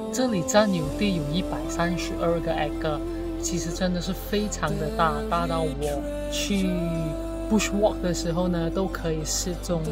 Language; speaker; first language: Chinese; native; Chinese